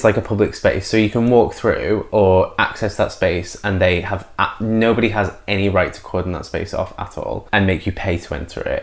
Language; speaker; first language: English; native; English